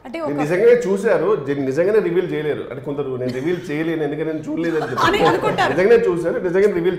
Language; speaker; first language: Telugu; native; Telugu